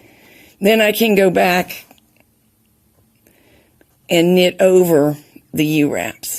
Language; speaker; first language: English; native; English